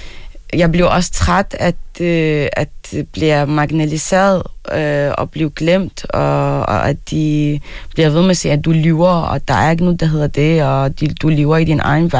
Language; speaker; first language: Danish; early bilingual, other home language; Arabic